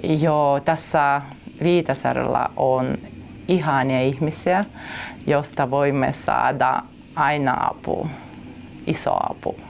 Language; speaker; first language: Finnish; non-native, learner; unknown